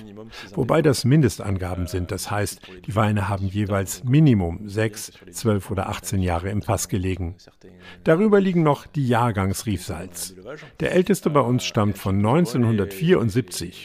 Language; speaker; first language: German; native; German